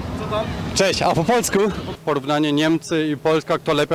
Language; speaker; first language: Polish; non-native, learner; German